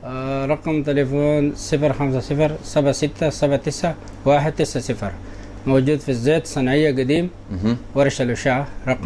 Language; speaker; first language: Arabic; non-native, learner; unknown